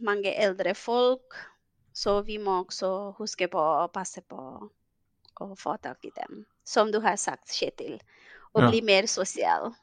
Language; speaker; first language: Norwegian; non-native, fluent; Bangla